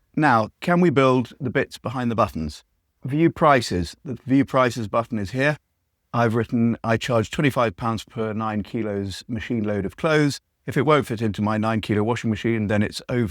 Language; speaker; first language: English; native; English